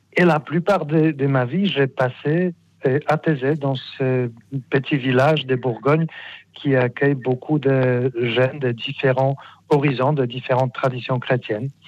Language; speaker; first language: French; non-native, fluent; Polish